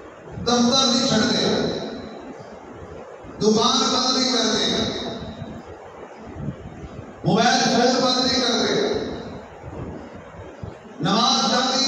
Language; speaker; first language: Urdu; non-native, local second language; Punjabi